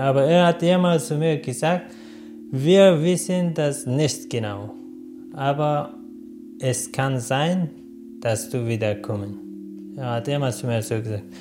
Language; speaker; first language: German; non-native, learner; Persian